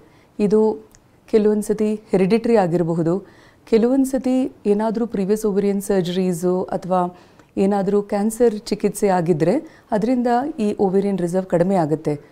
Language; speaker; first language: Kannada; native; Kannada